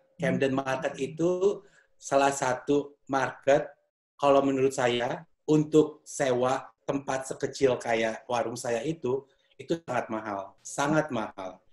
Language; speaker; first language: Indonesian; native; Indonesian